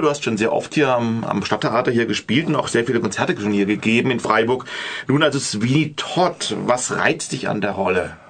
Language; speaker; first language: German; native; German